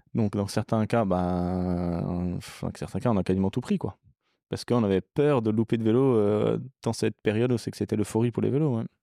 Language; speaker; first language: French; early bilingual, other home language; English